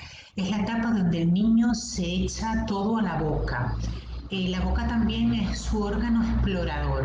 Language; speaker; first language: Spanish; native; Spanish